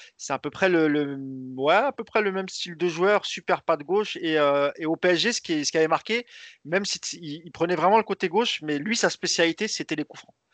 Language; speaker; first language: French; native; French